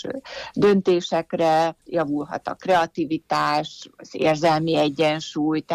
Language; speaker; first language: Hungarian; native; Hungarian